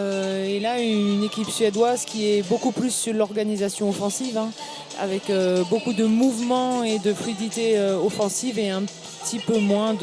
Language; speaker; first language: French; native; French